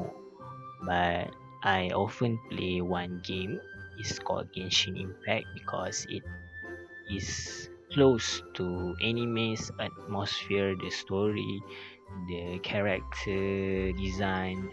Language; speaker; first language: English; non-native, local second language; Malay